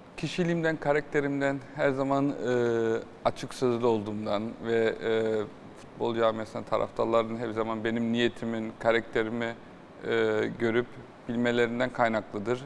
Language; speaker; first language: Turkish; early bilingual, heritage; Turkish